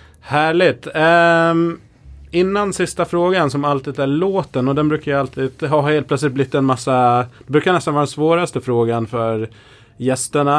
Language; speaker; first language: Swedish; native; Swedish